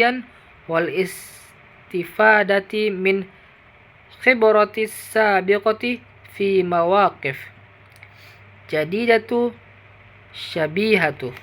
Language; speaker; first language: Arabic; non-native, learner; Indonesian